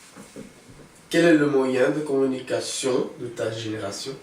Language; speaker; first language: French; non-native, learner; Dutch